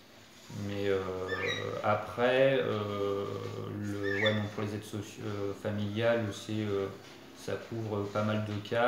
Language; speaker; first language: French; native; French